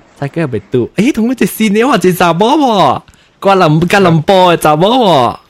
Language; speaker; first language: Chinese; non-native, local second language; Min Nan Chinese